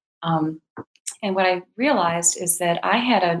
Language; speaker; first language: English; native; English